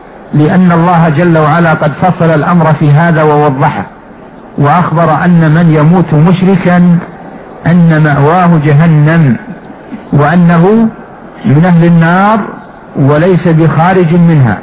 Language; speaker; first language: Arabic; native; Arabic